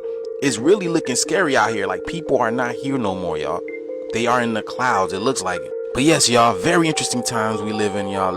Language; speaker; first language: English; native; English